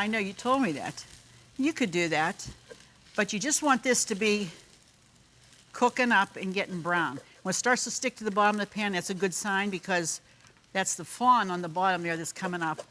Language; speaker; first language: English; native; English